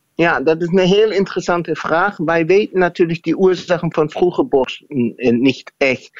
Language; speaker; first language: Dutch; non-native, fluent; German